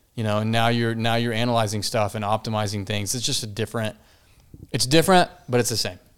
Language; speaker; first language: English; native; English